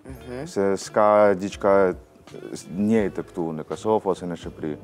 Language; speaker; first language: Albanian; non-native, learner; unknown